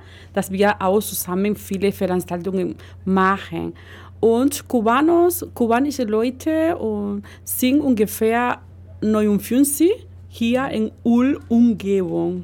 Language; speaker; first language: German; non-native, learner; Spanish